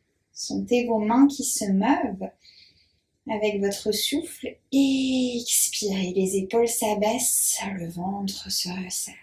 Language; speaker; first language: French; native; French